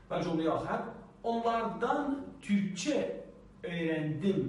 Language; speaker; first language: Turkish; non-native, fluent; Persian